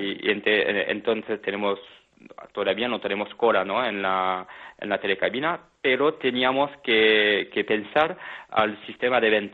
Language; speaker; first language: Spanish; non-native, fluent; French